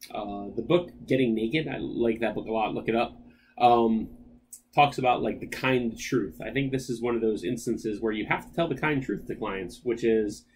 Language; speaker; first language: English; native; English